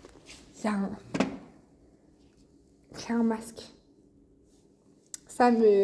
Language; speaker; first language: French; native; French